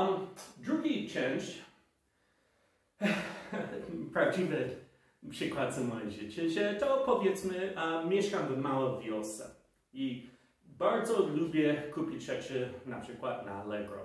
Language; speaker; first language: Polish; non-native, fluent; English